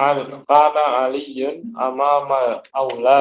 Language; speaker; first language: Arabic; non-native, learner; Indonesian